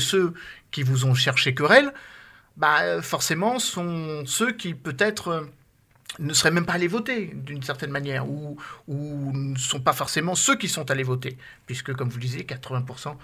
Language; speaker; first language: French; native; French